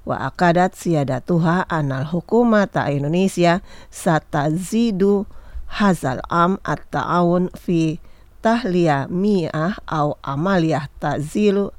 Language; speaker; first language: Arabic; non-native, fluent; Indonesian